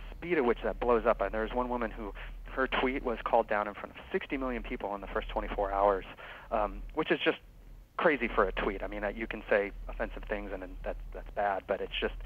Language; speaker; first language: English; native; English